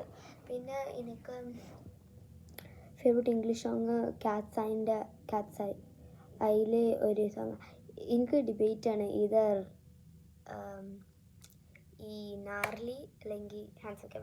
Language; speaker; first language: Malayalam; early bilingual, heritage; Malayalam